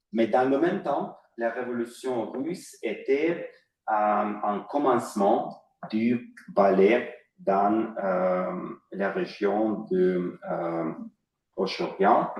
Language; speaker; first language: French; non-native, fluent; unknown